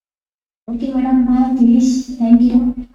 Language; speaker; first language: English; non-native, local second language; Sinhala